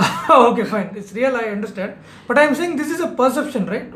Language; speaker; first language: English; non-native, local second language; Tamil